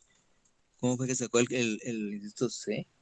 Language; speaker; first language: Spanish; native; Spanish